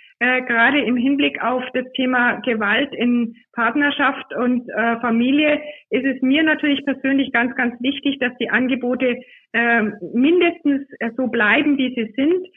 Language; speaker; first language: German; native; German